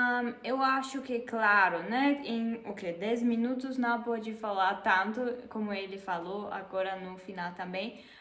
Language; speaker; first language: Portuguese; non-native, fluent; German